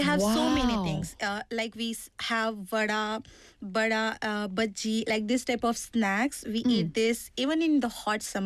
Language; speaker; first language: English; non-native, local second language; Tamil